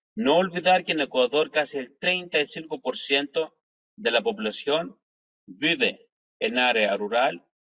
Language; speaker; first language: Spanish; non-native, fluent; Greek